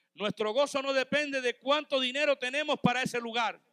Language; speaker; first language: Spanish; native; Spanish